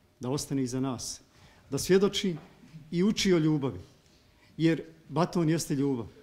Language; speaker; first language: Bosnian; native; Bosnian